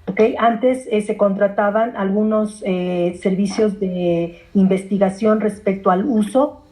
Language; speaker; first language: Spanish; non-native, fluent; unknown